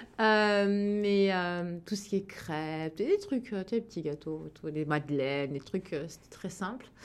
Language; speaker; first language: French; early bilingual, other home language; Wolof